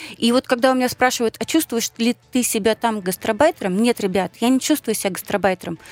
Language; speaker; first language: Russian; native; Russian